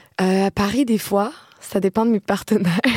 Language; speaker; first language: French; native; French